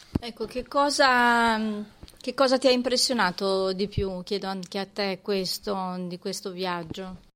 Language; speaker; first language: Italian; native; Italian